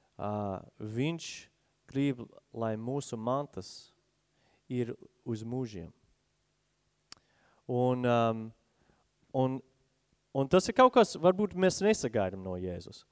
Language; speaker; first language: Latvian; non-native, fluent; English